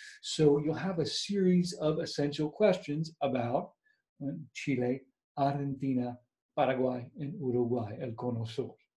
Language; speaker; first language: English; native; English